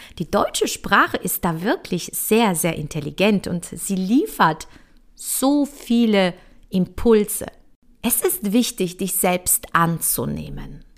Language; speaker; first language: German; early bilingual, other home language; Polish